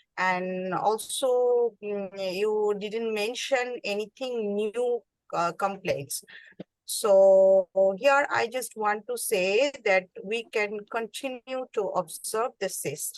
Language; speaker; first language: English; non-native, learner; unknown